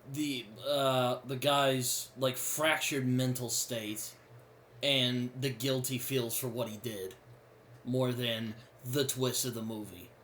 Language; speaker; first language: English; native; English